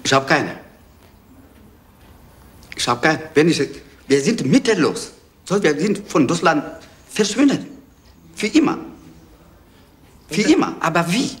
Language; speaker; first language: German; non-native, learner; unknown